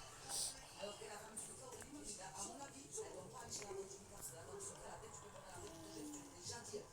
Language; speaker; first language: French; native; French